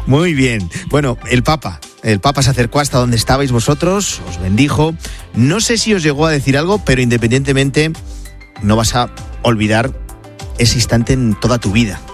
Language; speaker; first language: Spanish; native; Spanish